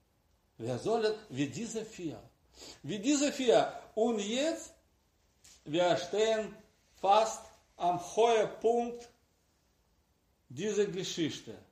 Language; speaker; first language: German; non-native, learner; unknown